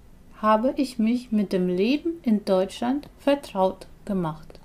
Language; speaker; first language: German; non-native, fluent; Persian